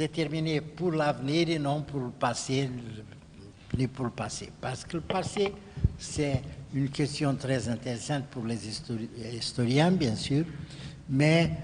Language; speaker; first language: French; non-native, fluent; Portuguese